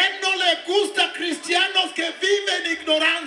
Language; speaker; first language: Spanish; non-native, learner; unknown